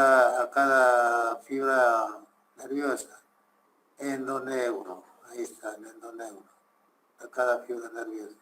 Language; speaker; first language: Spanish; native; Spanish